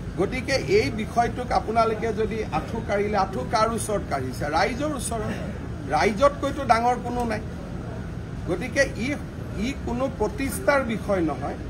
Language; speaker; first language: Assamese; native; Assamese